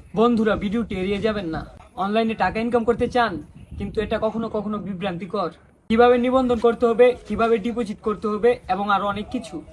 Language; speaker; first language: Bangla; native; Bangla